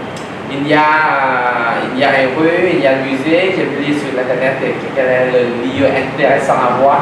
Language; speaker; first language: French; non-native, learner; Vietnamese